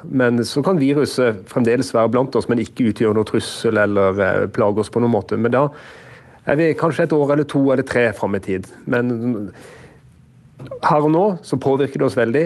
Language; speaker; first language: Norwegian; native; Norwegian